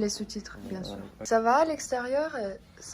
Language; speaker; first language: French; non-native, fluent; Russian